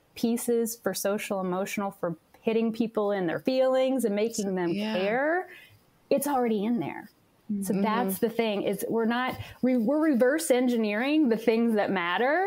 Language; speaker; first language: English; native; English